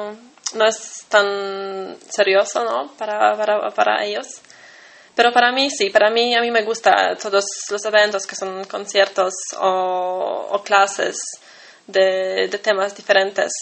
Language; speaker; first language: Spanish; non-native, fluent; Polish